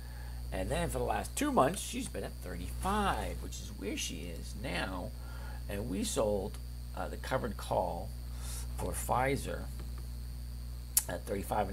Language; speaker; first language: English; native; English